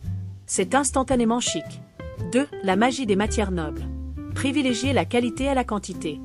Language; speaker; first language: French; native; French